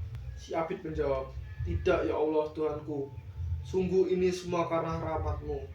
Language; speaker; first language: Indonesian; native; Indonesian